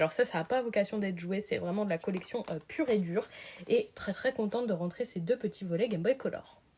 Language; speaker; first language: French; native; French